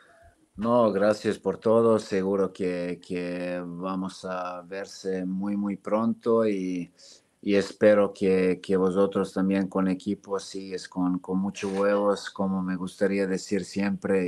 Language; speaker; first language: Spanish; non-native, fluent; Serbian